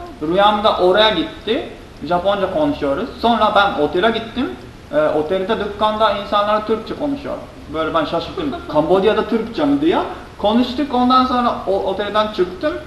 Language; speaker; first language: Turkish; non-native, fluent; Japanese